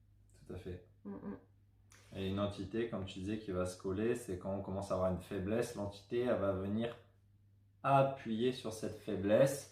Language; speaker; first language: French; native; French